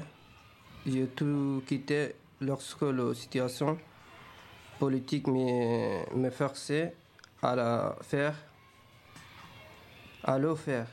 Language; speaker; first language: French; non-native, fluent; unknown